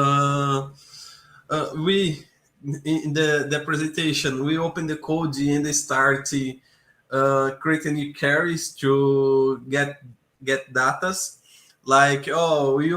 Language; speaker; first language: English; non-native, learner; Portuguese